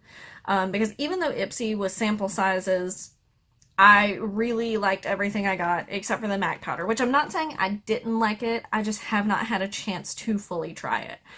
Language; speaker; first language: English; native; English